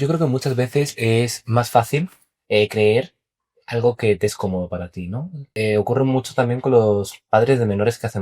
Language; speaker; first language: Spanish; native; Spanish